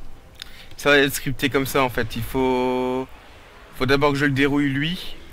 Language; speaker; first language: French; native; French